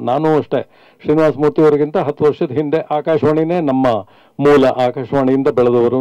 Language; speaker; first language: Kannada; native; Kannada